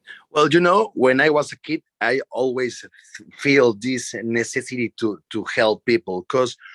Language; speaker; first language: English; non-native, learner; Spanish